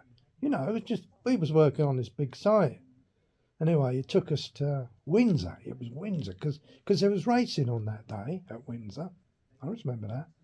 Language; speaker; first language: English; native; English